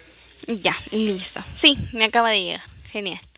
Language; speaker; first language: Spanish; native; Spanish